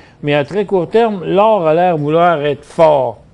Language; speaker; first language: French; native; French